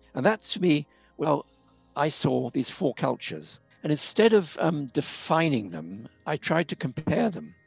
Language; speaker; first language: English; native; English